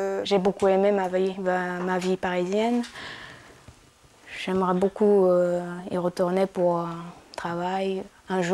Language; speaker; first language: French; non-native, fluent; Japanese